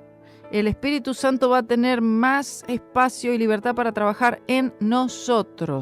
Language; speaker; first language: Spanish; native; Spanish